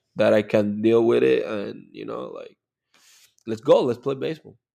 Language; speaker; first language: English; non-native, learner; Spanish